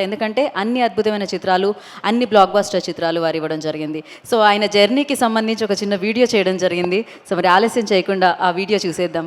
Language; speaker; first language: Telugu; native; Telugu